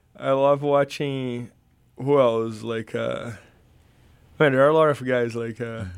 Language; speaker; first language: English; non-native, fluent; Portuguese